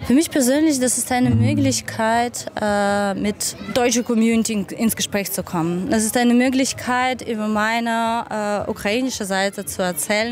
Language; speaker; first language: German; non-native, fluent; Ukrainian